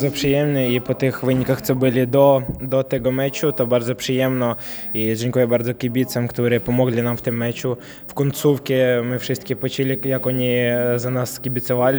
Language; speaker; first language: Polish; non-native, learner; Ukrainian